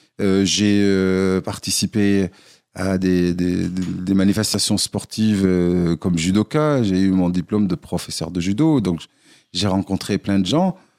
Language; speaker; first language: French; non-native, local second language; Arabic